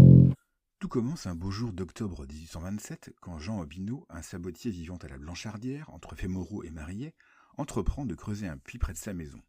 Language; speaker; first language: French; native; French